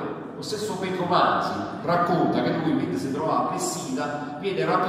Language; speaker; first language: Italian; native; Italian